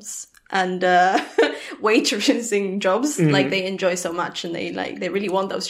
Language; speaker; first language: English; non-native, fluent; Spanish